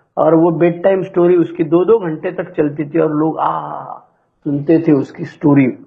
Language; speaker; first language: Hindi; non-native, local second language; Marathi